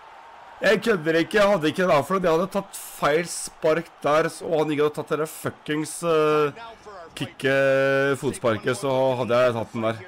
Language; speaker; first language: Norwegian; native; Norwegian